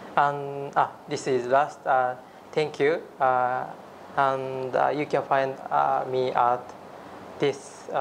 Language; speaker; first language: English; non-native, learner; Japanese